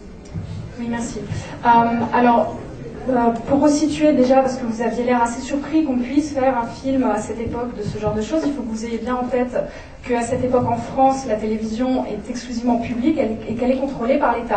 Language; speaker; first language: French; native; French